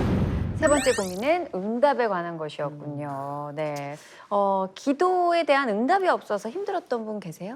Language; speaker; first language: Korean; native; Korean